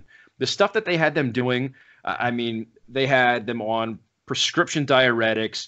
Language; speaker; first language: English; native; English